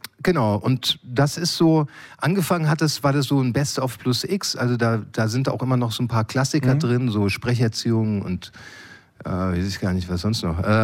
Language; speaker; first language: German; native; German